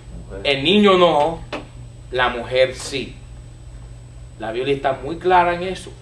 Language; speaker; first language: Spanish; non-native, fluent; English